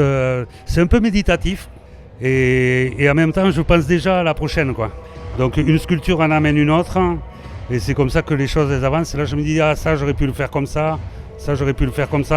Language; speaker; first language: French; native; French